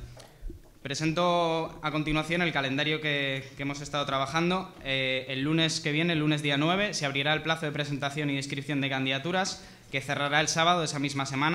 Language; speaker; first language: Spanish; native; Spanish